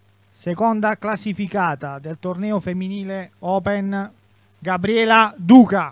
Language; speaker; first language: Italian; native; Italian